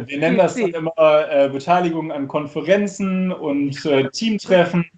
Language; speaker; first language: German; native; German